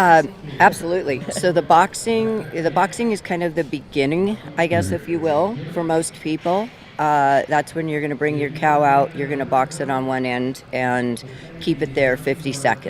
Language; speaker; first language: English; native; English